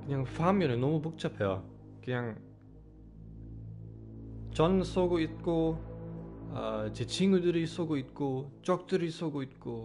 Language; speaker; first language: Korean; non-native, fluent; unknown